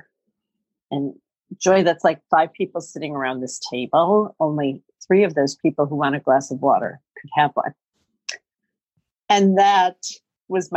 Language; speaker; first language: English; native; English